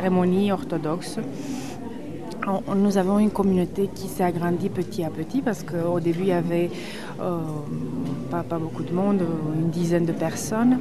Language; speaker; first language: French; non-native, fluent; Romanian